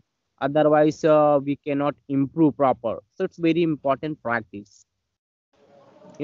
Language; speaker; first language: English; non-native, learner; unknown